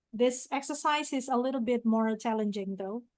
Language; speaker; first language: English; non-native, fluent; Indonesian